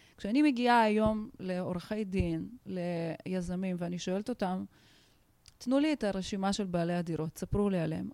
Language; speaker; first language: Hebrew; non-native, fluent; Russian